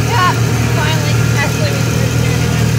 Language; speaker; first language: English; native; English